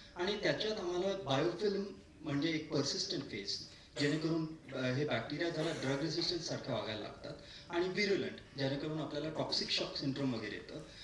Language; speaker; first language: Marathi; non-native, local second language; Tamil